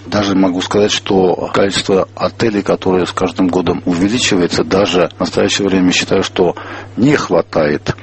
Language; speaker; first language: Russian; non-native, local second language; Armenian